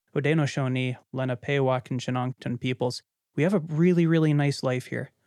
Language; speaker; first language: English; native; English